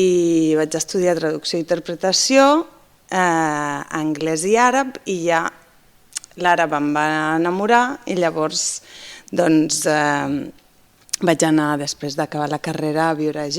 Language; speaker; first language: Catalan; non-native, fluent; Basque